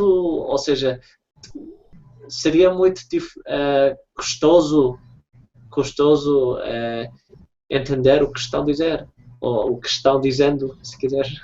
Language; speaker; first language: Portuguese; non-native, fluent; English